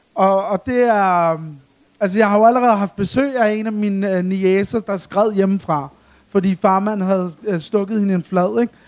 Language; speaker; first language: Danish; early bilingual, other home language; Arabic